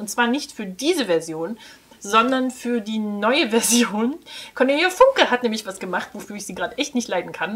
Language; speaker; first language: German; native; German